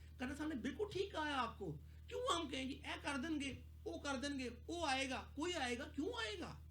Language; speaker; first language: Urdu; native; Urdu